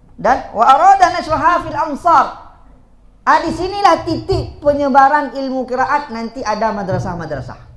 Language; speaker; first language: Malay; native; Malay